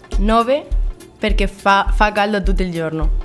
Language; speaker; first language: Italian; non-native, learner; Spanish